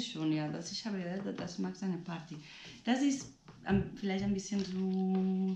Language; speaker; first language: German; non-native, learner; Spanish